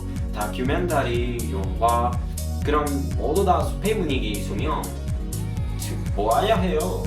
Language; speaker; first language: Korean; non-native, learner; Spanish